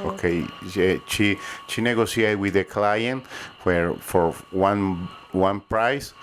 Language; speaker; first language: English; non-native, learner; Spanish